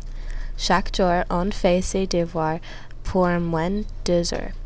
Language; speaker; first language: French; non-native, learner; English